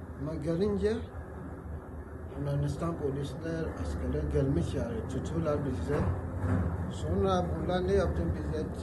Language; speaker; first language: Turkish; non-native, learner; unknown